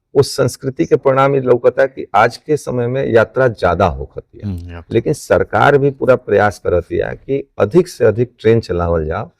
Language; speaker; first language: Bhojpuri; native; Bhojpuri